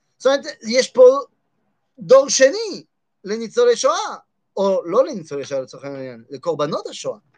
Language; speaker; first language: Hebrew; non-native, fluent; French